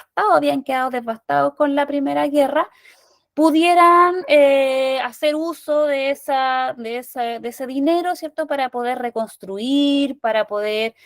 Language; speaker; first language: Spanish; native; Spanish